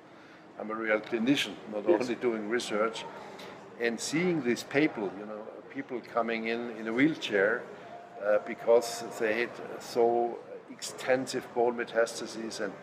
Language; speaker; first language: English; non-native, fluent; German